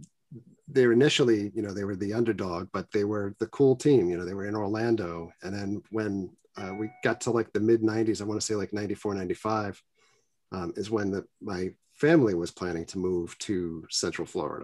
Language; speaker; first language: English; native; English